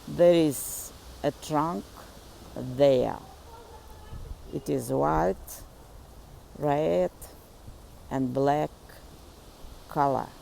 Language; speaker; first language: English; non-native, learner; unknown